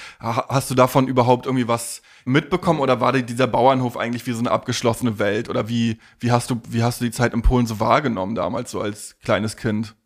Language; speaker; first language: German; native; German